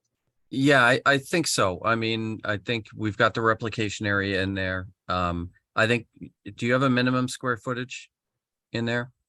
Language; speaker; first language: English; native; English